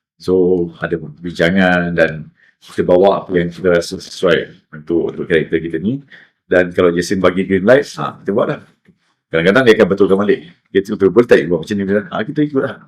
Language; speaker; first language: Malay; native; Malay